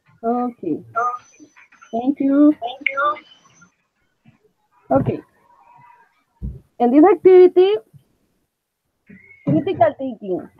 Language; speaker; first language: English; non-native, learner; Spanish